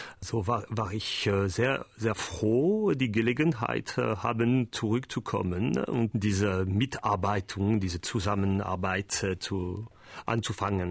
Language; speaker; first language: German; non-native, learner; French